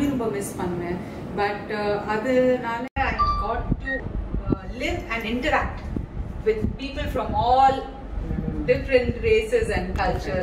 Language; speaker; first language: Tamil; non-native, local second language; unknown